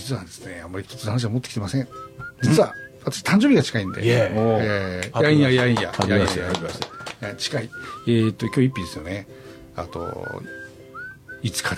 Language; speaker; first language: Japanese; native; Japanese